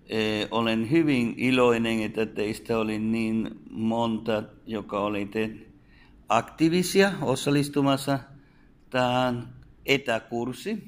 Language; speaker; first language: Finnish; non-native, fluent; Spanish